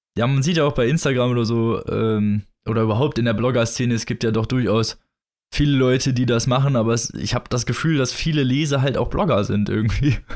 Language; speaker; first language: German; native; German